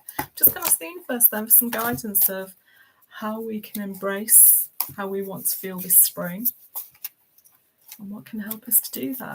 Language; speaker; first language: English; native; English